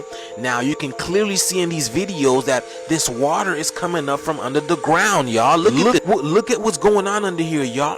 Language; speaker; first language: English; native; English